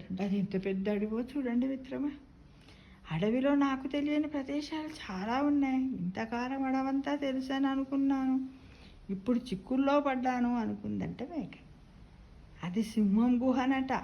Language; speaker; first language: Telugu; native; Telugu